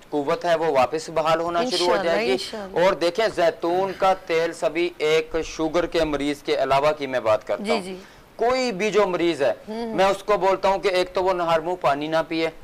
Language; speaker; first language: Urdu; native; Urdu